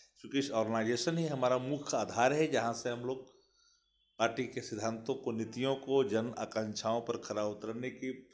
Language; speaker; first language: Hindi; native; Hindi